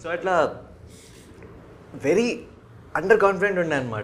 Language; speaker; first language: Telugu; native; Telugu